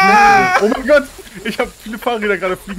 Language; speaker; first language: German; native; German